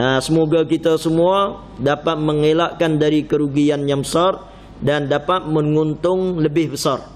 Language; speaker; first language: Malay; non-native, fluent; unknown